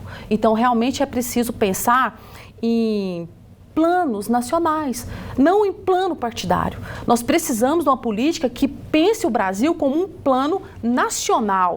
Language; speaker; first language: Portuguese; native; Portuguese